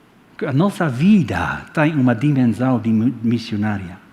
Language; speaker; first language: Portuguese; non-native, fluent; Dutch